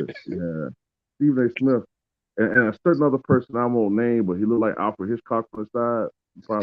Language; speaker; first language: English; native; English